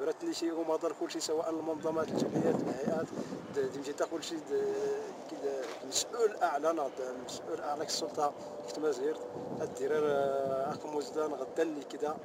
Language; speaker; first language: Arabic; non-native, local second language; Berber languages